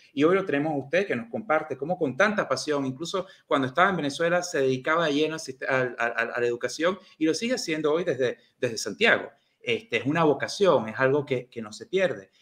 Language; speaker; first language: Spanish; native; Spanish